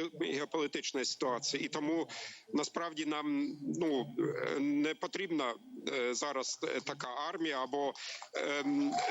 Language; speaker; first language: Ukrainian; non-native, learner; German